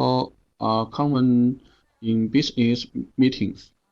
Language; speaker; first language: English; non-native, learner; Chinese